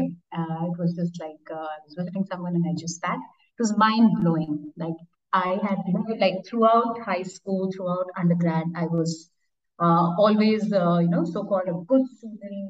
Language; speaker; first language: English; non-native, local second language; Bangla